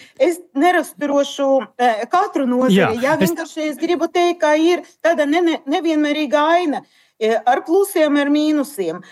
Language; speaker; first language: Latvian; non-native, local second language; Russian